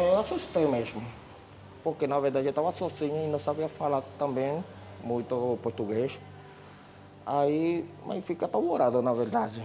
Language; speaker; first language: Portuguese; non-native, fluent; Spanish